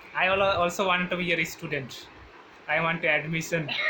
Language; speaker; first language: English; non-native, learner; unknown